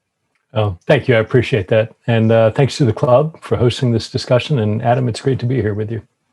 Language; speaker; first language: English; native; English